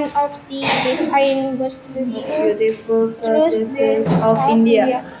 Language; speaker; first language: English; non-native, learner; Indonesian